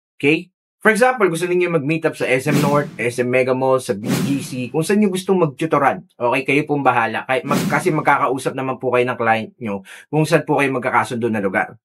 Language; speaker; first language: Filipino; native; Filipino